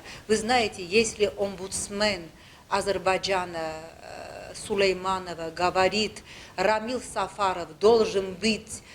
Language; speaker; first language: Russian; non-native, local second language; Armenian